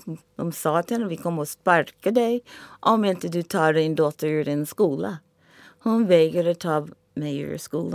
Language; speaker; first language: Swedish; non-native, fluent; English